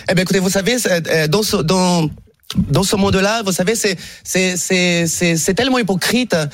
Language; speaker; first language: French; non-native, fluent; Portuguese